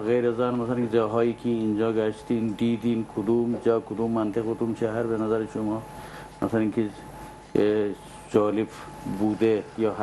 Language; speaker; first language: Persian; non-native, fluent; Urdu